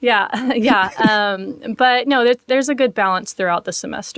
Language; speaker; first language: English; native; English